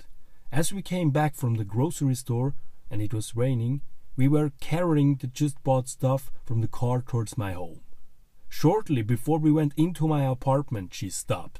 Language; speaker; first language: English; non-native, fluent; German